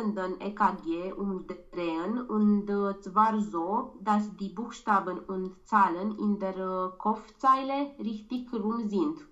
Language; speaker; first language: German; non-native, learner; Romanian